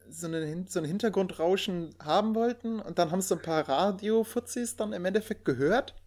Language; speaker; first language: German; native; German